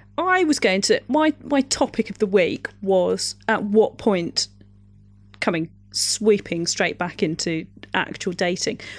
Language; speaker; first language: English; native; English